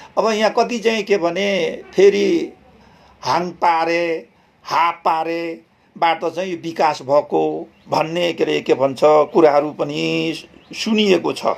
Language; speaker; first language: Nepali; non-native, local second language; Limbu